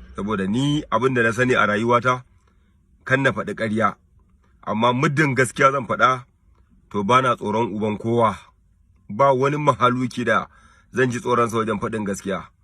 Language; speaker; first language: Hausa; non-native, local second language; Kanuri